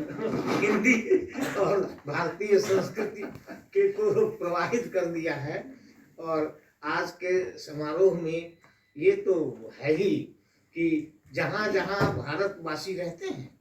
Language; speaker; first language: Hindi; native; Hindi